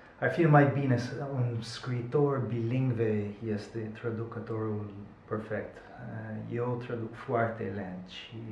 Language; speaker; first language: Romanian; non-native, fluent; English